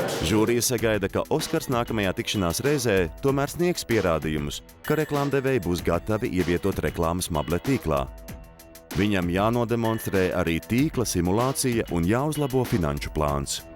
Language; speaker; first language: Latvian; native; Latvian